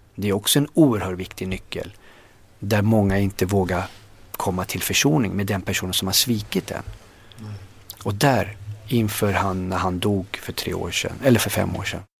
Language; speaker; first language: Swedish; early bilingual, other home language; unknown